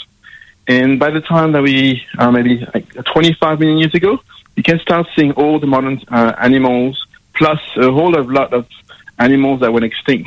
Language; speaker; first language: English; non-native, fluent; French